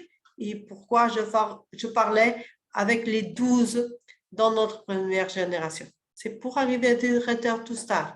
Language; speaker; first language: French; early bilingual, other home language; Portuguese